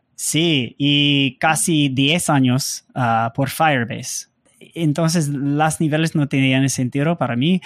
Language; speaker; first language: Spanish; non-native, learner; English